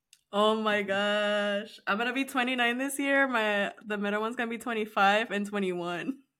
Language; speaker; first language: English; early bilingual, other home language; Spanish